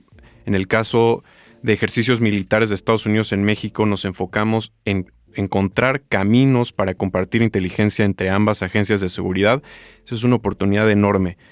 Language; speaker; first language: Spanish; native; Spanish